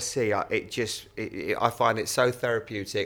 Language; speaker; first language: English; native; English